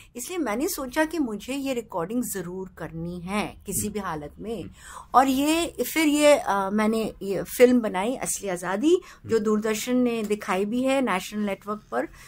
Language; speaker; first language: Hindi; native; Hindi